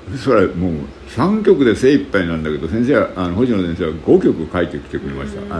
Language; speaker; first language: Japanese; native; Japanese